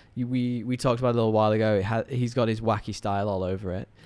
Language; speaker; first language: English; native; English